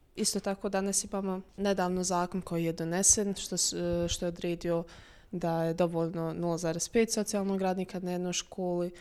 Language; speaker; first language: Croatian; native; Croatian